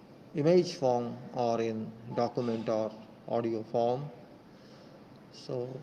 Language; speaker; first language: English; non-native, local second language; Hindi